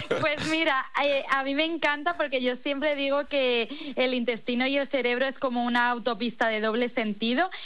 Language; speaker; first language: Spanish; native; Spanish